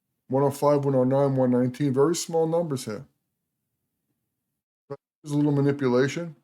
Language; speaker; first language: English; native; English